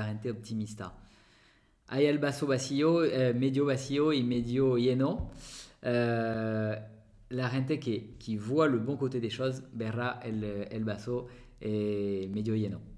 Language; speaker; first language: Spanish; non-native, fluent; French